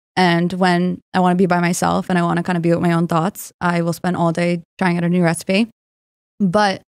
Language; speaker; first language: English; native; English